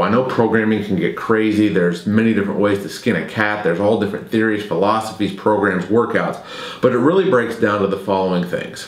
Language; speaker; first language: English; native; English